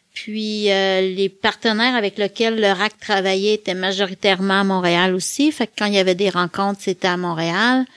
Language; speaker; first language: French; native; French